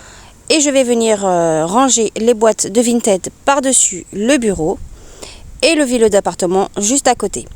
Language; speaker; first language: French; native; French